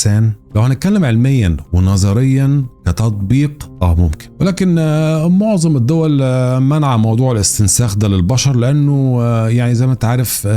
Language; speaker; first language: Arabic; native; Arabic